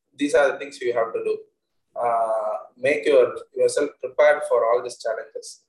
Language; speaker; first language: English; non-native, local second language; Tamil